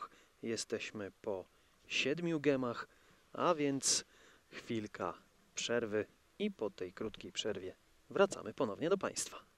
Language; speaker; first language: Polish; native; Polish